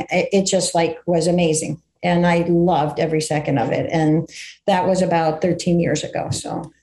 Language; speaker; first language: English; early bilingual, other home language; Greek